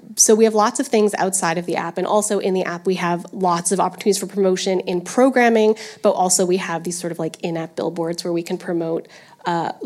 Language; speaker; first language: English; native; English